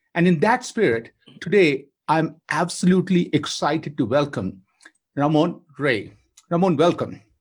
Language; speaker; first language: English; non-native, local second language; Bangla